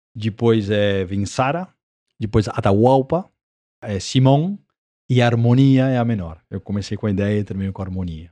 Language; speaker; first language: Portuguese; early bilingual, other home language; Spanish